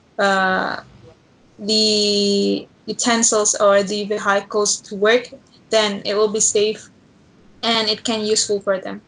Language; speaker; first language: English; non-native, learner; Indonesian